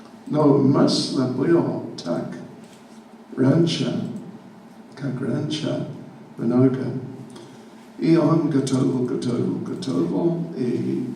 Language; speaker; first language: Russian; non-native, learner; English